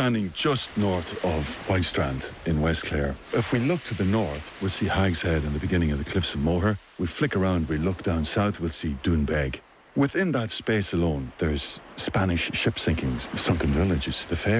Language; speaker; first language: English; native; English